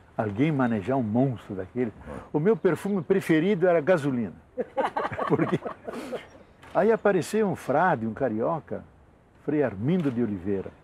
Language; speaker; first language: Portuguese; non-native, local second language; Italian